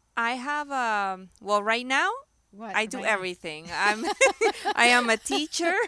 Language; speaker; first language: English; early bilingual, other home language; Spanish